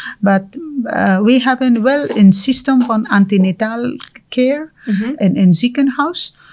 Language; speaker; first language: Dutch; non-native, fluent; Persian